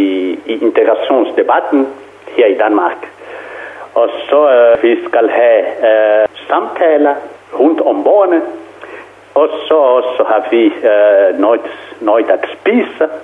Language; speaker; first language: Danish; non-native, fluent; Kongo